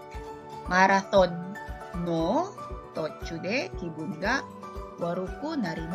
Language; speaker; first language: Japanese; non-native, fluent; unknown